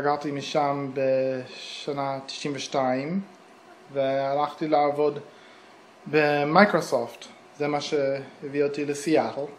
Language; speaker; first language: Hebrew; early bilingual, other home language; English